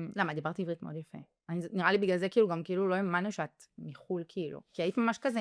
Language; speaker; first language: Hebrew; native; Hebrew